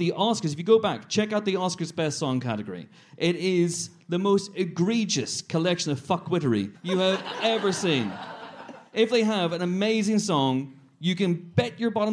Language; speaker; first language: English; native; English